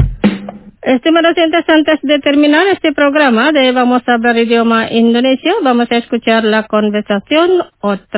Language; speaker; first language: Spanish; non-native, fluent; Indonesian